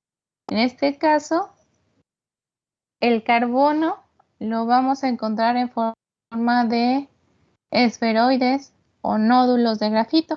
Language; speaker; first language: Spanish; native; Spanish